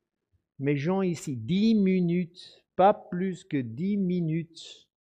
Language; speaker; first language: French; non-native, fluent; English